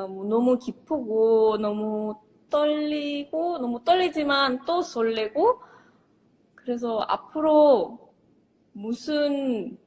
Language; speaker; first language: Korean; non-native, fluent; Indonesian